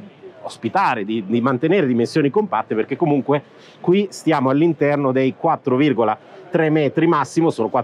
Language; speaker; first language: Italian; native; Italian